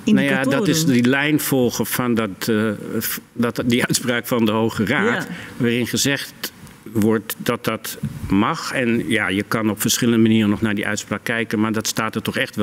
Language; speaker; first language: Dutch; native; Dutch